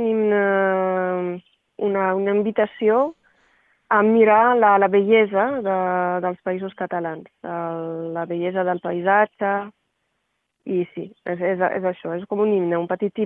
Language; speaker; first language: Catalan; non-native, local second language; French